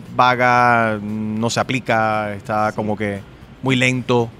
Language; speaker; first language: Spanish; early bilingual, heritage; Spanish